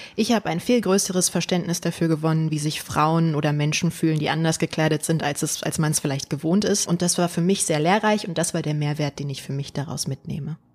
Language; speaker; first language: German; early bilingual, other home language; Polish